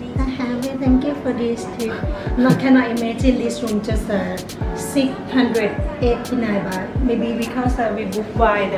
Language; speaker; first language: English; non-native, fluent; Thai